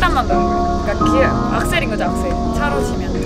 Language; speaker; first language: Korean; native; Korean